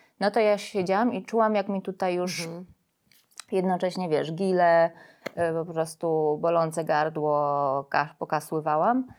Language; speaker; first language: Polish; native; Polish